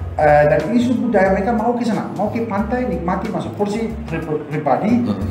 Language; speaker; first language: Indonesian; non-native, fluent; German